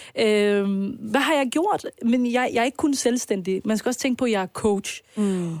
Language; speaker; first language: Danish; early bilingual, other home language; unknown